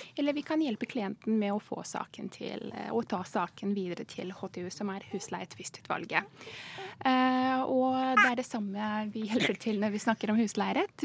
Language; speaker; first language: Norwegian; non-native, fluent; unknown